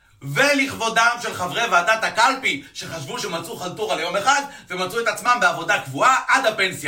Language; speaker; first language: Hebrew; native; Hebrew